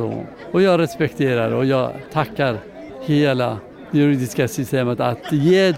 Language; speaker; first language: Swedish; non-native, learner; Persian